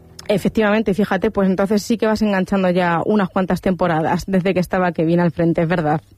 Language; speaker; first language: Spanish; native; Spanish